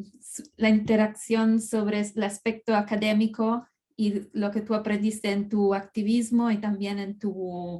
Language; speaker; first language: Spanish; non-native, fluent; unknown